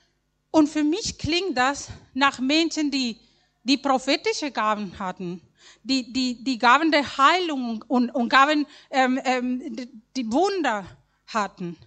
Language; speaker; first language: German; non-native, learner; Spanish